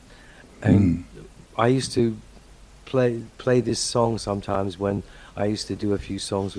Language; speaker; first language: English; native; English